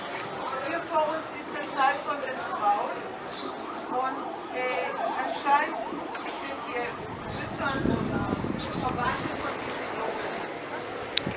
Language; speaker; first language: German; non-native, fluent; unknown